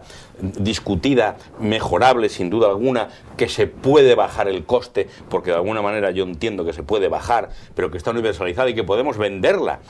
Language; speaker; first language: Spanish; native; Spanish